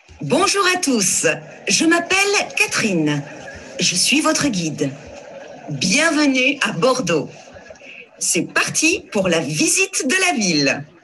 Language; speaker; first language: French; non-native, learner; English